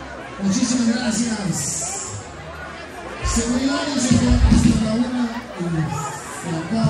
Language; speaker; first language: Spanish; native; Spanish